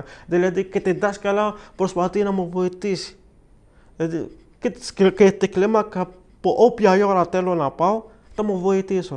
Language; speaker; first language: Greek; non-native, learner; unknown